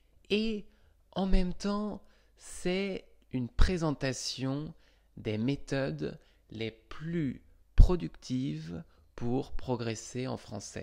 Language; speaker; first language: French; non-native, fluent; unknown